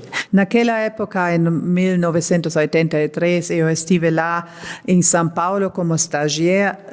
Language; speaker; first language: Portuguese; non-native, learner; German